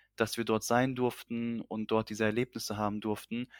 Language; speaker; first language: German; early bilingual, heritage; Urdu